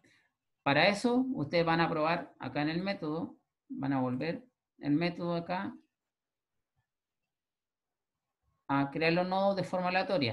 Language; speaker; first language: Spanish; native; Spanish